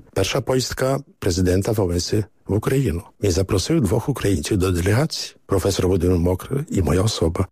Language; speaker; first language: Ukrainian; early bilingual, heritage; Ukrainian